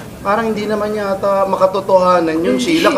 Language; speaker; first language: Filipino; native; Filipino